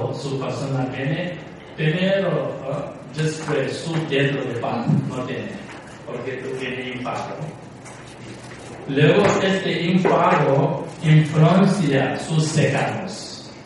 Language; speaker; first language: Spanish; non-native, learner; Tibetan